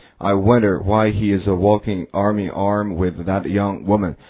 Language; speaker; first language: English; non-native, fluent; Chinese